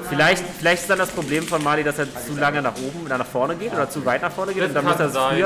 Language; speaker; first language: German; native; German